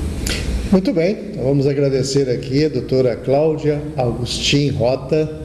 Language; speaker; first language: Portuguese; native; Portuguese